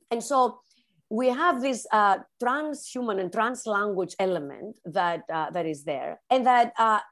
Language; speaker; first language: English; non-native, fluent; Greek